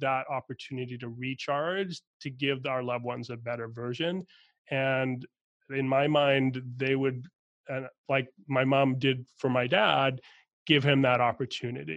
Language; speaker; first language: English; native; English